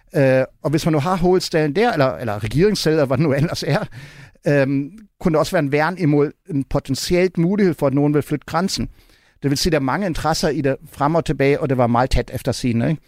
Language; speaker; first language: Danish; non-native, fluent; German